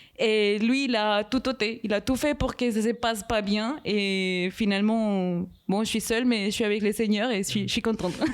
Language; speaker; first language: French; non-native, fluent; Spanish